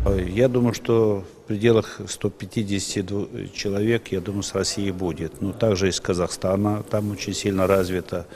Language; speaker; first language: Russian; native; Russian